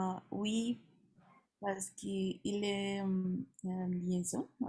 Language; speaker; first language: French; non-native, learner; Spanish